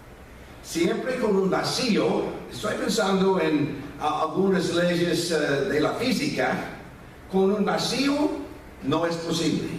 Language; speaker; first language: Spanish; non-native, fluent; English